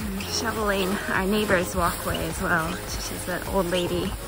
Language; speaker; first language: English; native; English